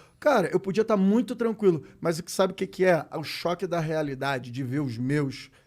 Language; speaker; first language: Portuguese; native; Portuguese